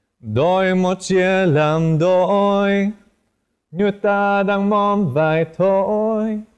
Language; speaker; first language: Vietnamese; non-native, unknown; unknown